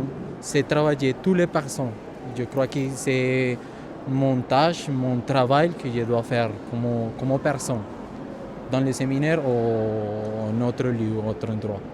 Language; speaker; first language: French; non-native, fluent; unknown